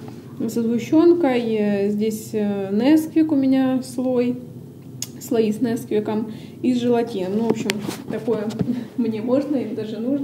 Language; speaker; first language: Russian; native; Russian